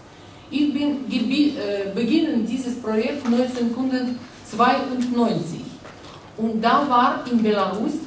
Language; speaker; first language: German; non-native, learner; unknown